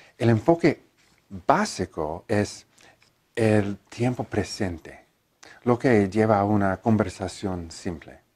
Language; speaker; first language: Spanish; non-native, learner; English